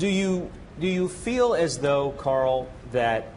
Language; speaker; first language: English; native; English